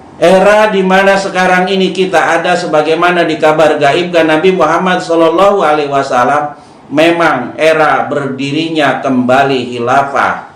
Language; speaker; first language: Indonesian; native; Indonesian